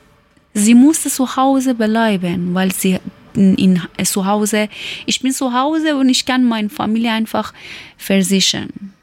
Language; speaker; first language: German; non-native, learner; Persian